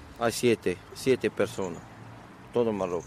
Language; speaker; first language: Spanish; non-native, learner; Arabic